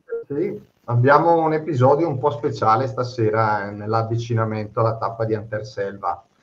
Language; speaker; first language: Italian; native; Italian